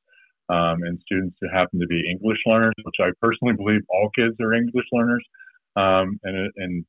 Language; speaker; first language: English; native; English